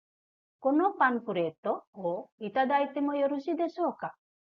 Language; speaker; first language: Japanese; non-native, fluent; Hindi